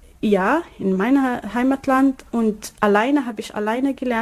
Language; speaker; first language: German; non-native, learner; Arabic